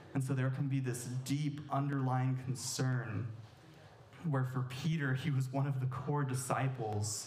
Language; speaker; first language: English; native; English